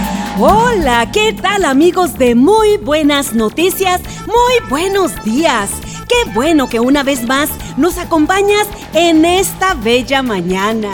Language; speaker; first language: Spanish; native; Spanish